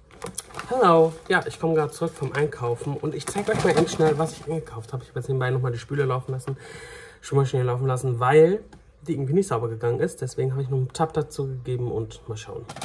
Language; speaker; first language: German; native; German